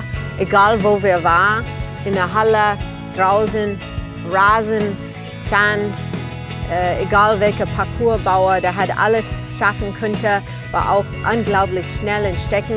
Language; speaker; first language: German; non-native, fluent; English